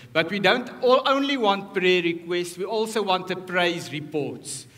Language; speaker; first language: English; non-native, local second language; Afrikaans